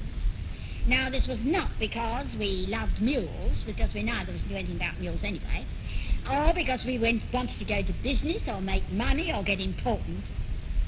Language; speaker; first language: English; native; English